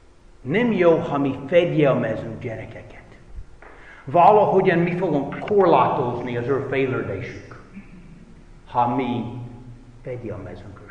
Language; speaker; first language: Hungarian; non-native, fluent; English